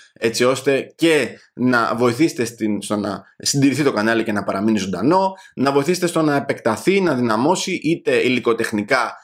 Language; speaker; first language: Greek; native; Greek